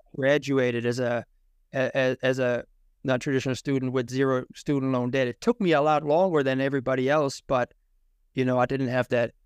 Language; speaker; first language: English; non-native, fluent; German